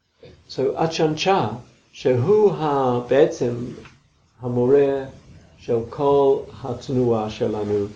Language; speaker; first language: Hebrew; non-native, fluent; English